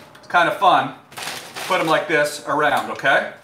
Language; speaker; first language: English; native; English